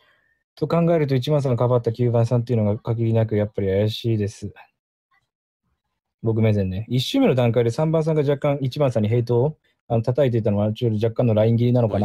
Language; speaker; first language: Japanese; native; Japanese